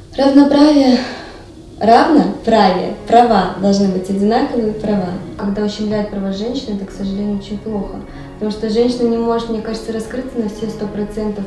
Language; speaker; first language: Russian; native; Russian